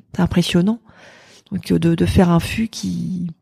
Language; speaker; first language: French; native; French